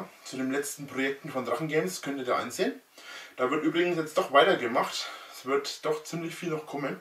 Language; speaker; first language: German; native; German